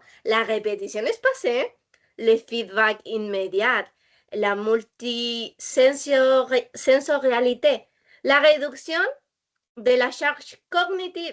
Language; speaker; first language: French; non-native, learner; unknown